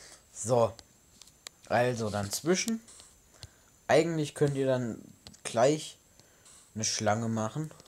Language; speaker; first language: German; native; German